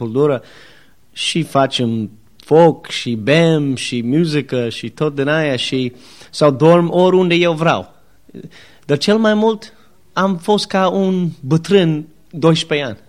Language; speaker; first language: Romanian; non-native, learner; English